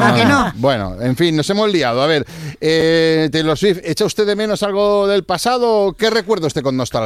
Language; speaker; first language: Spanish; native; Spanish